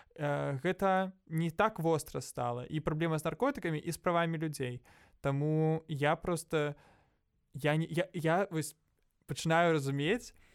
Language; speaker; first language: Belarusian; non-native, local second language; Russian